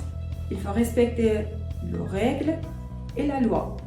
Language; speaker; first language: French; non-native, learner; Persian